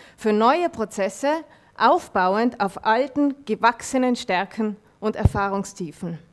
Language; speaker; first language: German; non-native, fluent; French